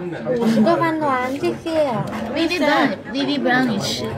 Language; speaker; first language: Chinese; native; Chinese